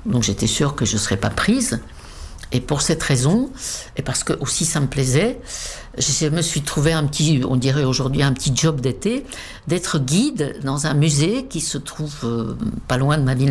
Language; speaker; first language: French; non-native, fluent; Czech